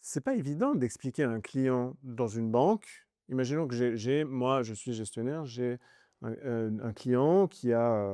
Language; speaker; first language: French; native; French